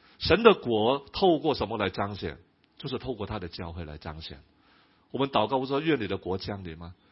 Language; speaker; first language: Chinese; non-native, local second language; Cantonese